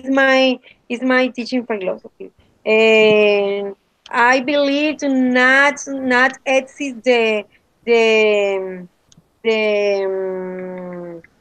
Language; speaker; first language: English; non-native, learner; Spanish